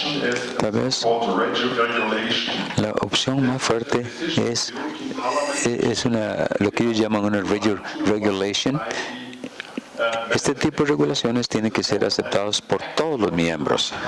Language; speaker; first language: Spanish; non-native, fluent; German